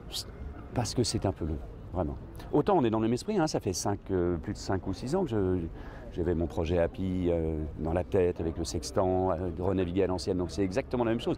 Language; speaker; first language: French; native; French